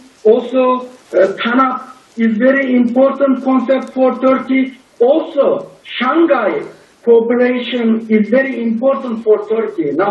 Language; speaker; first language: English; non-native, learner; Turkish